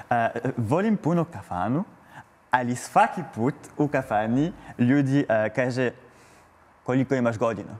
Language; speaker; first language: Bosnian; non-native, learner; French